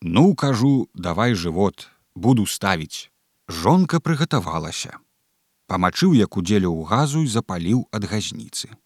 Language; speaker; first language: Belarusian; native; Belarusian